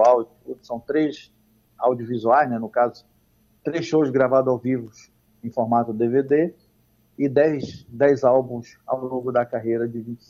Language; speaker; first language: Portuguese; native; Portuguese